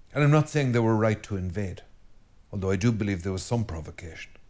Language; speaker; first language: English; native; English